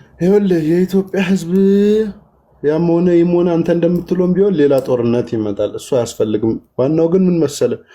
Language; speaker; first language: Amharic; native; Amharic